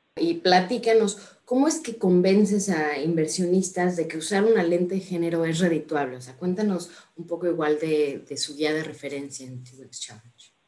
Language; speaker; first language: Spanish; native; Spanish